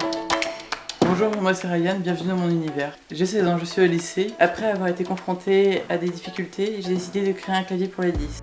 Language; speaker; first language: French; native; French